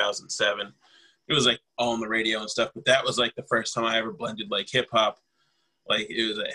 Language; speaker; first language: English; native; English